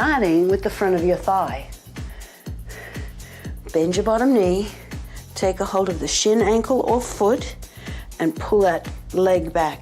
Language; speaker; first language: English; native; English